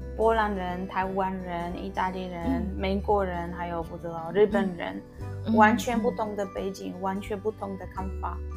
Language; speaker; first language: Chinese; non-native, fluent; Polish